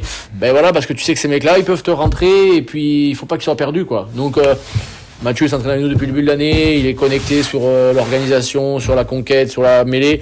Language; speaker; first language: French; native; French